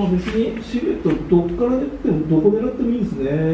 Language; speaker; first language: Japanese; native; Japanese